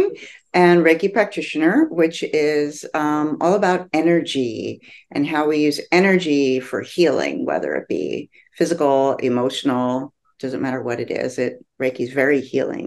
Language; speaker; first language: English; native; English